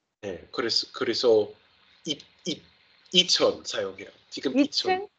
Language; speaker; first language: Korean; non-native, learner; English